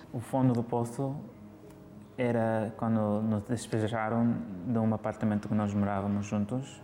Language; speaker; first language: Portuguese; early bilingual, heritage; Portuguese